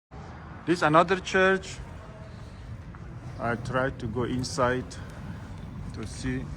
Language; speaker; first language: English; non-native, learner; Persian